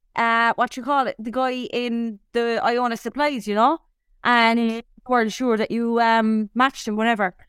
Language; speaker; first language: English; native; English